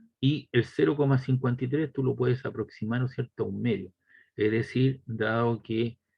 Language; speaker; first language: Spanish; native; Spanish